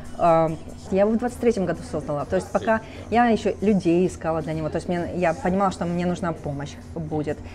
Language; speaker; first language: Russian; native; Russian